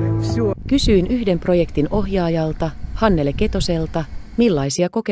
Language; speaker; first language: Finnish; native; Finnish